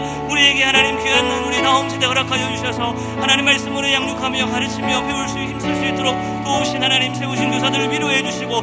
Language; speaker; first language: Korean; native; Korean